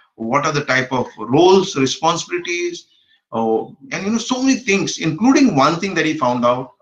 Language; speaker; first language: English; non-native, local second language; Konkani